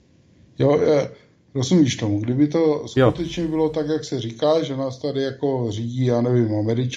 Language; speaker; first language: Czech; native; Czech